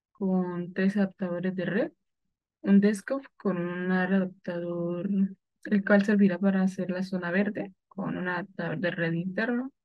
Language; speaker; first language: Spanish; native; Spanish